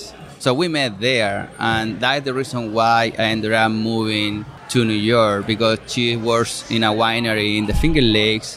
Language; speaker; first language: English; non-native, fluent; Spanish